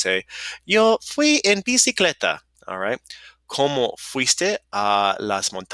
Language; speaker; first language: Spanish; non-native, fluent; English